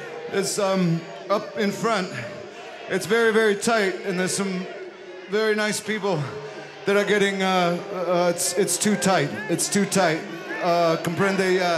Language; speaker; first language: English; native; English